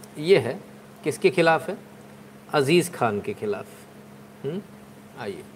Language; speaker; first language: Hindi; native; Hindi